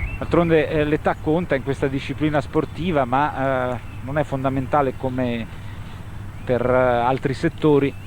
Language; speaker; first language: Italian; native; Italian